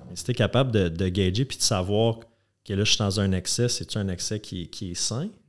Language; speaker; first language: French; native; French